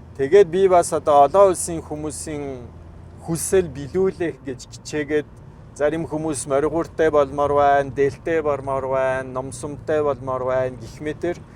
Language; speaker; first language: Mongolian; non-native, fluent; French